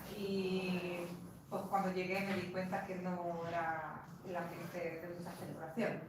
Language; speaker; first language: Spanish; non-native, fluent; Polish